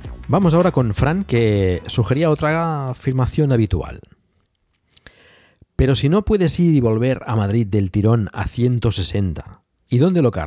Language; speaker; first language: Spanish; native; Spanish